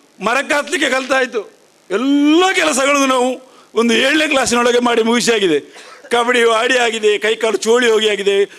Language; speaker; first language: Kannada; non-native, local second language; Tulu